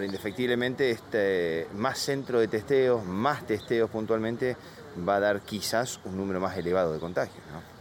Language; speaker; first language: Spanish; native; Spanish